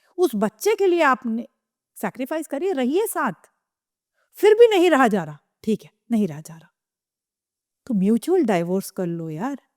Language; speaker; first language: Hindi; native; Hindi